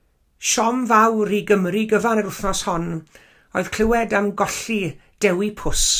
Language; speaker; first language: Welsh; native; Welsh